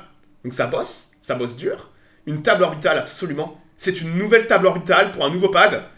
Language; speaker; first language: French; native; French